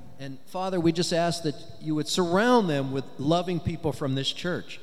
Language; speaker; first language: English; native; English